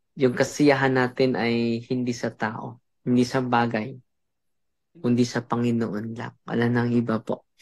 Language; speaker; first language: Filipino; non-native, local second language; Cebuano